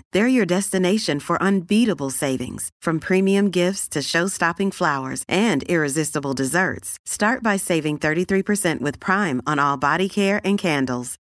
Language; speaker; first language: English; early bilingual, other home language; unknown